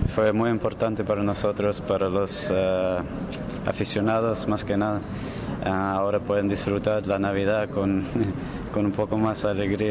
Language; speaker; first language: Spanish; early bilingual, heritage; English